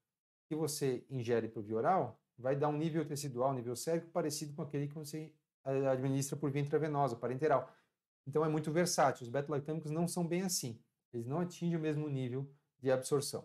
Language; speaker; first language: Portuguese; native; Portuguese